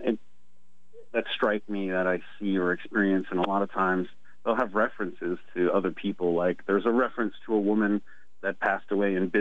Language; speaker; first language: English; native; English